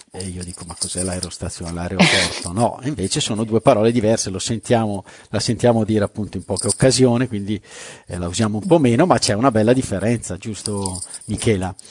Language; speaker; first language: Italian; native; Italian